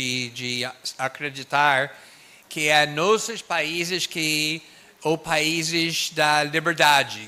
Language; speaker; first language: Portuguese; non-native, fluent; English